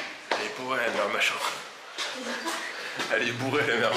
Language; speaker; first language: French; native; French